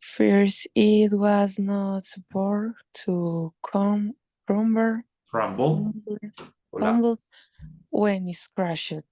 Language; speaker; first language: English; non-native, learner; Spanish